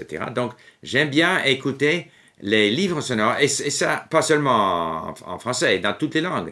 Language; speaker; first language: French; non-native, fluent; English